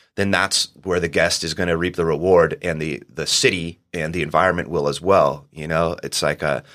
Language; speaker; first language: English; native; English